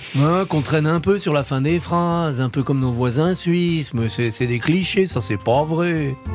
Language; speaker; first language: French; native; French